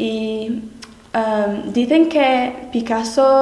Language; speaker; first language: Spanish; non-native, learner; English